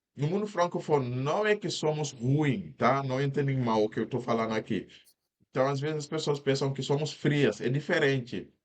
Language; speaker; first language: Portuguese; non-native, fluent; Wolof